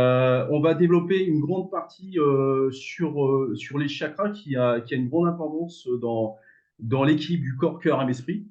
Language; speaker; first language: French; native; French